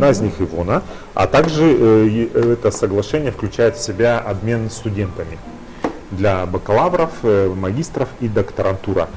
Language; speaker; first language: Russian; native; Russian